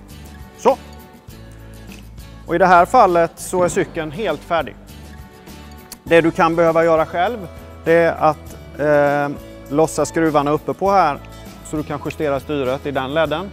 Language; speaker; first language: Swedish; native; Swedish